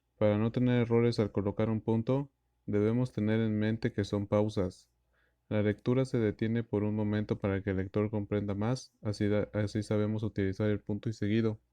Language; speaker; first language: Spanish; native; Spanish